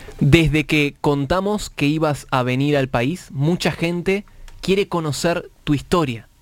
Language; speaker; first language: Spanish; native; Spanish